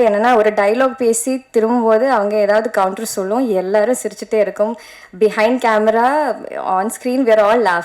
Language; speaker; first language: Tamil; non-native, learner; Malayalam